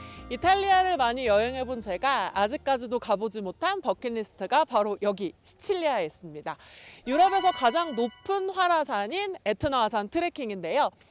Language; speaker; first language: Korean; native; Korean